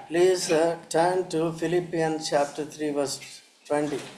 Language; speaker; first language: English; non-native, local second language; Telugu